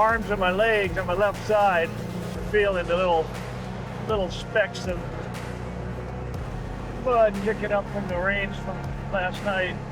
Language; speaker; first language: English; native; English